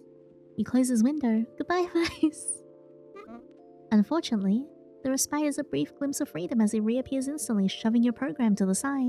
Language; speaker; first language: English; native; English